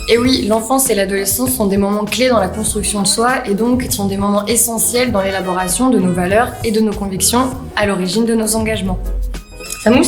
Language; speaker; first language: French; native; French